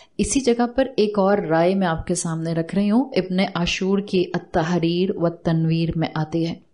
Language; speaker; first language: Urdu; native; Urdu